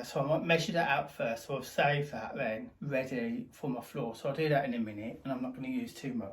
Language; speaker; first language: English; native; English